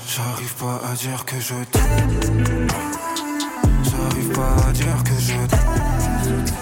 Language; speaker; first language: French; early bilingual, other home language; Romanian